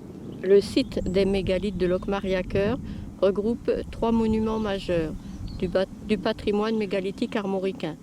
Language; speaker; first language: French; native; French